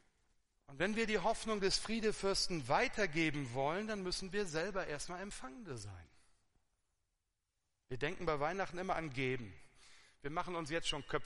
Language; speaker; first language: German; native; German